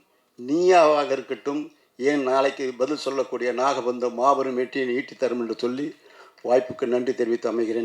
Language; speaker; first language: Tamil; native; Tamil